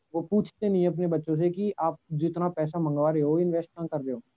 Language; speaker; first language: Hindi; native; Hindi